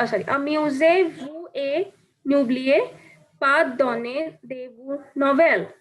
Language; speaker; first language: French; non-native, learner; Hindi